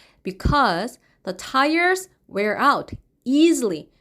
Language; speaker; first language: English; non-native, fluent; Korean